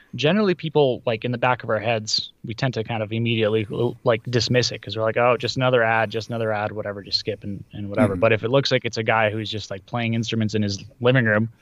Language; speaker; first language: English; early bilingual, other home language; Russian